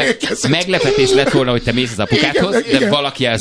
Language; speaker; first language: Hungarian; native; Hungarian